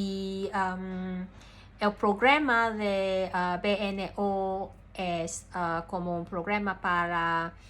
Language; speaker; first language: Spanish; non-native, learner; Cantonese